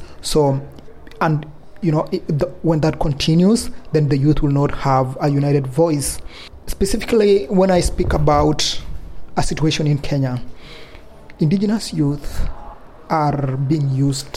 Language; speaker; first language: English; non-native, local second language; Kalenjin